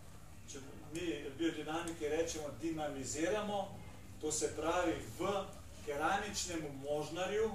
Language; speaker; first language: Slovenian; native; Slovenian